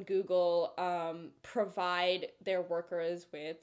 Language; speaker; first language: English; early bilingual, other home language; Telugu